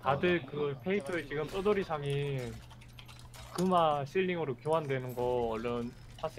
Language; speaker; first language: Korean; native; Korean